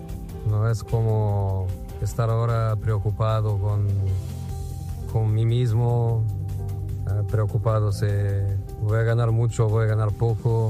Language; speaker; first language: Spanish; non-native, fluent; Portuguese